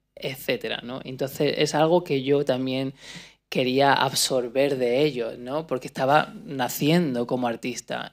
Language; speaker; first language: Spanish; native; Spanish